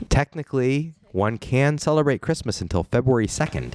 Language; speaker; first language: English; native; English